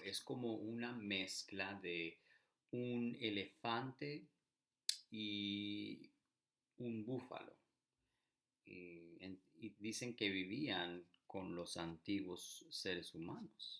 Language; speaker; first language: Spanish; early bilingual, heritage; Spanish